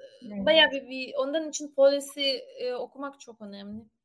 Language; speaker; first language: Turkish; non-native, learner; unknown